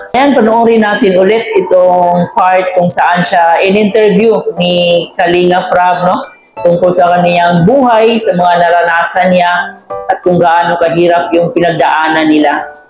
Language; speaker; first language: Filipino; non-native, local second language; Cebuano